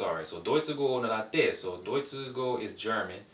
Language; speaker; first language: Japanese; non-native, fluent; English